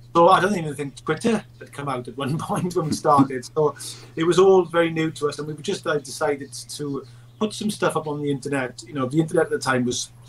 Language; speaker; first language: English; native; English